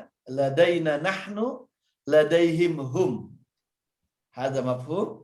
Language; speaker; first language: Arabic; non-native, fluent; Indonesian